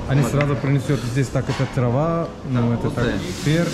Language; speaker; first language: Russian; non-native, learner; Turkish